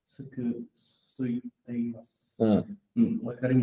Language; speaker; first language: Japanese; non-native, learner; Spanish